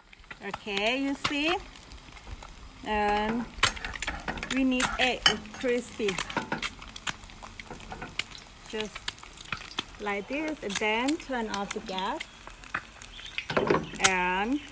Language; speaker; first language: English; non-native, learner; Thai